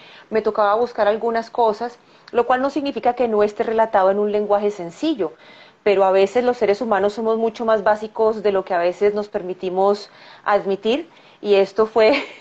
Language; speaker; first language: Spanish; native; Spanish